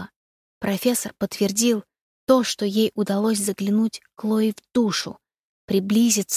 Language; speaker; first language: Russian; native; Russian